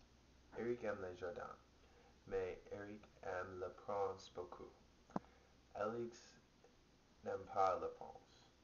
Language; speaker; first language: French; non-native, learner; English